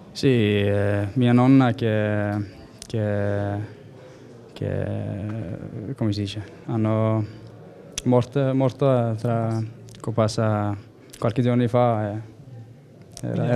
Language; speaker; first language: Italian; non-native, learner; Icelandic